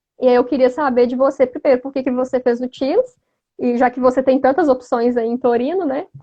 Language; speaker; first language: Portuguese; native; Portuguese